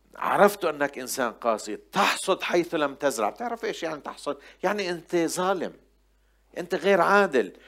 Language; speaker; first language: Arabic; non-native, local second language; Armenian